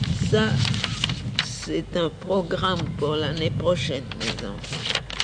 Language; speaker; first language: French; native; French